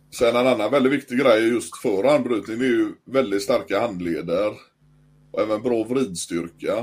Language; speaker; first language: Swedish; native; Swedish